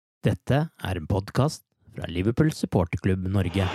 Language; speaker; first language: Norwegian; native; Norwegian